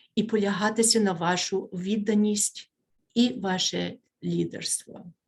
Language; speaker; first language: Ukrainian; early bilingual, heritage; Ukrainian